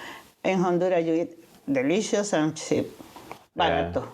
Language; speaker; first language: English; non-native, learner; Spanish